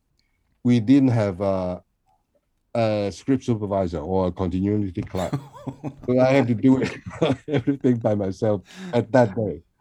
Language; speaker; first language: English; non-native, local second language; Cantonese